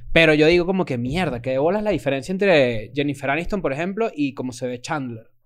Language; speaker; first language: Spanish; native; Spanish